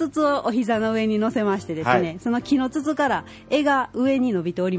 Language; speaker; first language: Japanese; native; Japanese